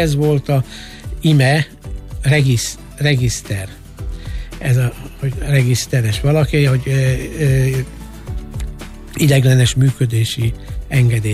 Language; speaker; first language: Hungarian; native; Hungarian